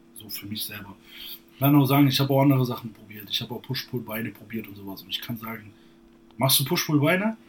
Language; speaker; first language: German; native; German